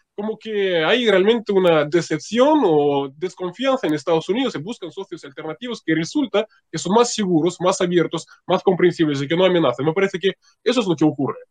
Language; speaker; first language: Spanish; non-native, fluent; Russian